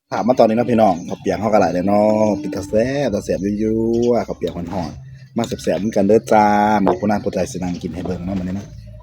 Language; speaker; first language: Thai; native; Thai